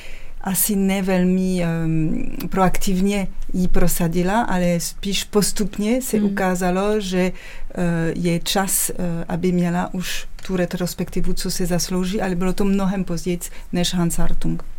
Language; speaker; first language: Czech; non-native, fluent; French